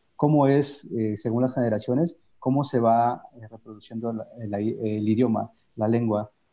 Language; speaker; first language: Spanish; native; Spanish